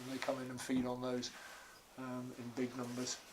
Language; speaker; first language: English; native; English